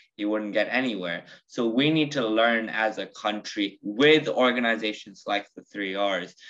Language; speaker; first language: English; early bilingual, other home language; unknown